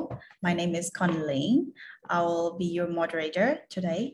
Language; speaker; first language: English; non-native, fluent; Khmer